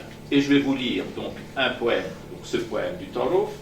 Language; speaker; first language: French; non-native, fluent; Persian